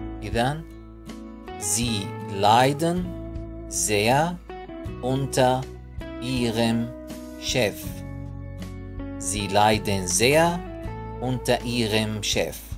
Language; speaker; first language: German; non-native, fluent; Arabic